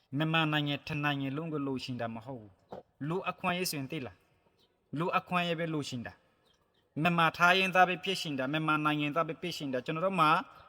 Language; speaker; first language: Burmese; non-native, local second language; Rohingya